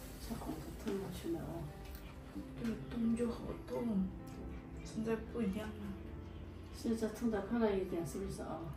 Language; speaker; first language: Chinese; native; Chinese